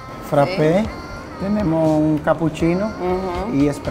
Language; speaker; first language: Spanish; native; Spanish